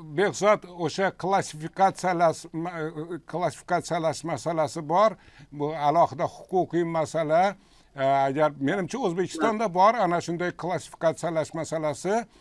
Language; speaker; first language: Uzbek; native; Uzbek